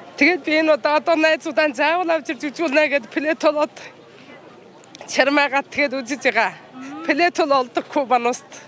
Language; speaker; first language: Mongolian; native; Mongolian